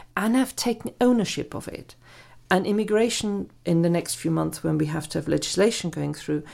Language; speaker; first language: English; non-native, fluent; German